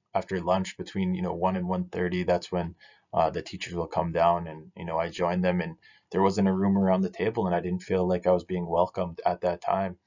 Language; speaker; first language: English; native; English